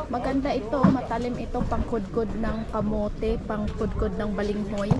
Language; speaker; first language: Filipino; native; Filipino